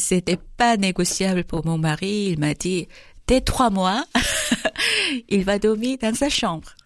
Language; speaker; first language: French; non-native, fluent; Korean